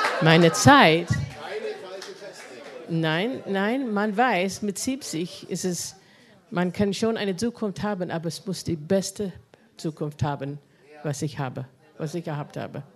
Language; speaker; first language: German; non-native, fluent; English